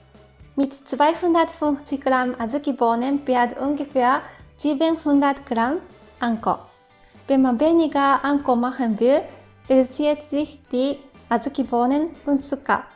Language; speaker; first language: German; non-native, fluent; Japanese